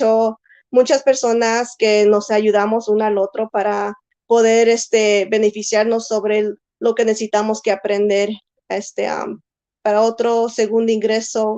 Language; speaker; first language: Spanish; early bilingual, heritage; Spanish